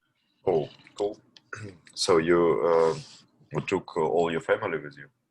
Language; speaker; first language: English; non-native, learner; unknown